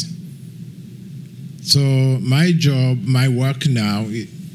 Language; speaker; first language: English; non-native, local second language; Kinyarwanda